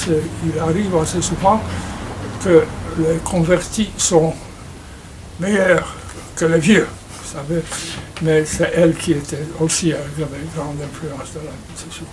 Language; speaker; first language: French; non-native, fluent; Polish